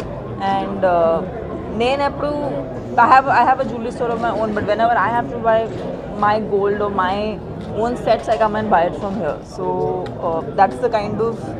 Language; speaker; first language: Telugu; non-native, fluent; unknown